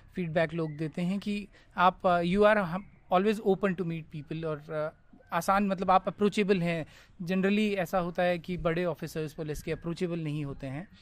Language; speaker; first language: Hindi; native; Hindi